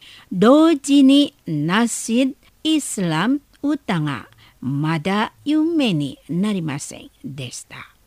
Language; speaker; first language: Japanese; non-native, fluent; Indonesian